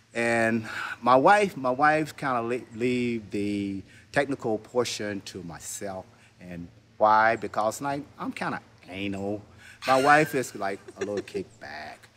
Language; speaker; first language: English; native; English